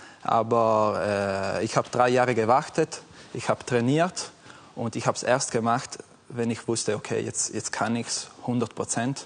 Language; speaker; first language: German; non-native, fluent; Italian